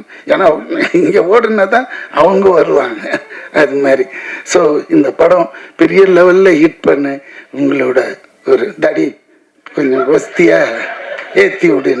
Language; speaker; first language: Tamil; native; Tamil